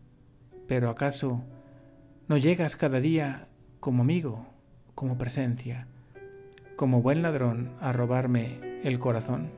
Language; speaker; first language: Spanish; native; Spanish